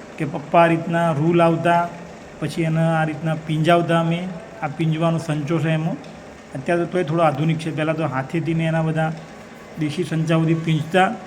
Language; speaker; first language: Gujarati; native; Gujarati